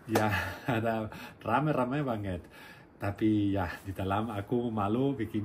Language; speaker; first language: Indonesian; non-native, learner; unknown